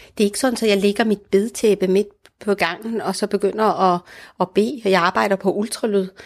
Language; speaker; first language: Danish; early bilingual, other home language; Arabic